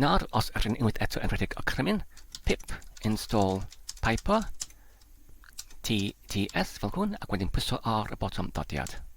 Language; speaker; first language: Welsh; non-native, learner; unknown